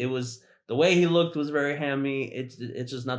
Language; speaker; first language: English; native; English